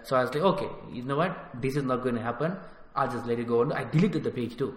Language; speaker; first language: English; early bilingual, other home language; Tamil